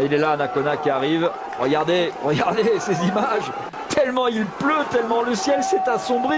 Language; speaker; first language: French; native; French